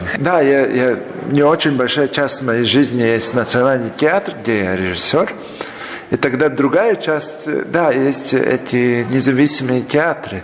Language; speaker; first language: Russian; non-native, local second language; Latvian